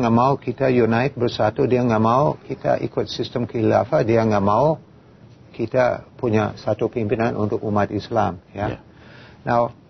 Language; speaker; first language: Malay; non-native, fluent; English